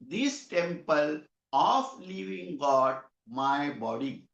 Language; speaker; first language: English; non-native, local second language; Marathi